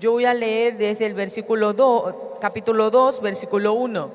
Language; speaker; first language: Spanish; native; Spanish